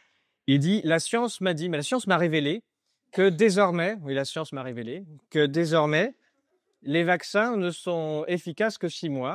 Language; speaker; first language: French; native; French